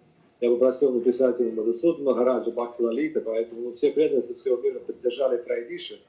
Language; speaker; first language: Russian; native; Russian